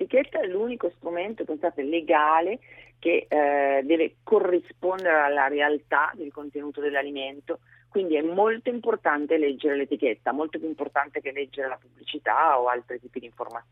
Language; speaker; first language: Italian; native; Italian